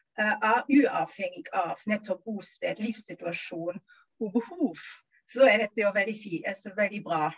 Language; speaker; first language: Norwegian; non-native, fluent; German